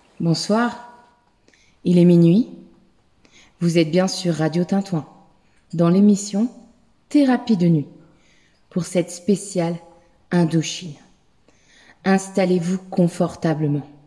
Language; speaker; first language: French; native; French